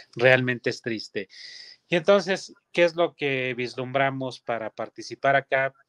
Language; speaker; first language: Spanish; native; Spanish